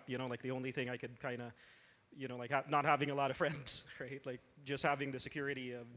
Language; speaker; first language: English; non-native, local second language; Filipino